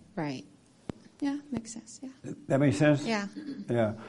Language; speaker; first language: English; non-native, fluent; Japanese